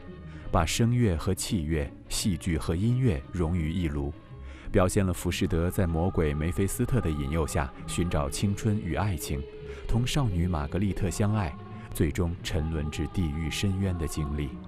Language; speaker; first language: Chinese; native; Chinese